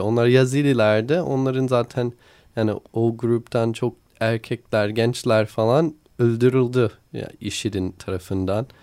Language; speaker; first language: Turkish; non-native, learner; English